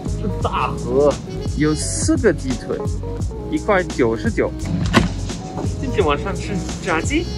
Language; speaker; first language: Chinese; non-native, fluent; German